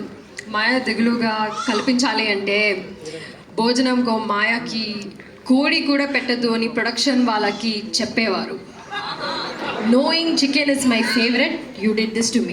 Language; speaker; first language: Telugu; non-native, learner; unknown